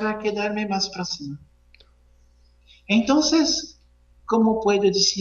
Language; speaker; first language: Spanish; non-native, fluent; Portuguese